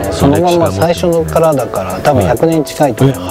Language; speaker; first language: Japanese; native; Japanese